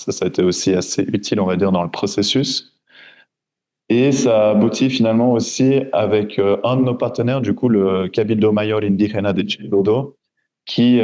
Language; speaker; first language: French; native; French